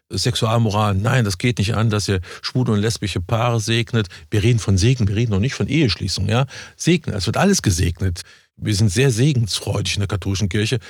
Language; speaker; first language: German; native; German